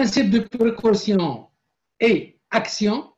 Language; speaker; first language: French; non-native, local second language; Arabic